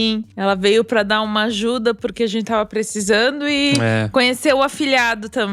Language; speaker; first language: Portuguese; native; Portuguese